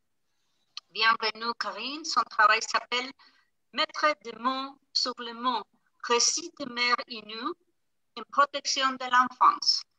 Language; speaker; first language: French; non-native, fluent; Spanish